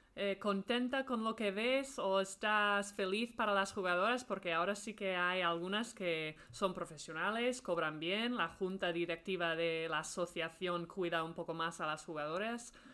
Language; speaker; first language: Spanish; non-native, fluent; English